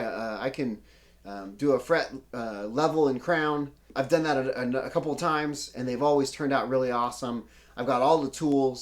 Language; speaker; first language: English; native; English